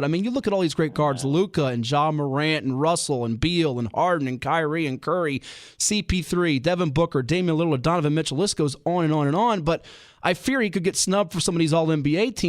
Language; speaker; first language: English; native; English